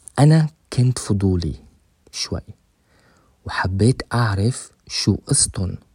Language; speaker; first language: Arabic; native; Arabic